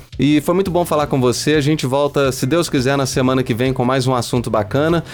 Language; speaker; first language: Portuguese; native; Portuguese